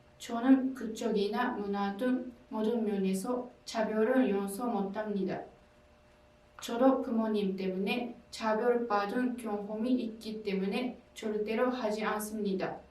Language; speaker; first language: Korean; non-native, learner; Japanese